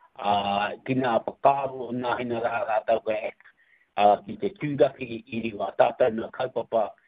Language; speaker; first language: Māori; native; Māori